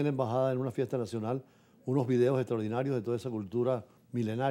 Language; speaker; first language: Spanish; native; Spanish